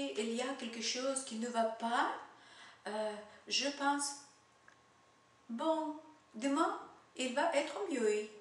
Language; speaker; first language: French; non-native, learner; Russian